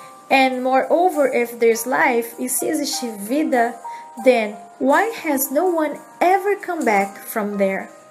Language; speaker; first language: English; non-native, fluent; Portuguese